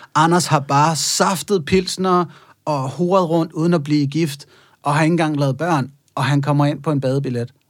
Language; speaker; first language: Danish; native; Danish